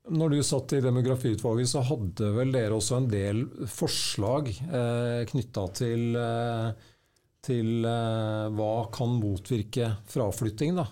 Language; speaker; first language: Norwegian; native; Norwegian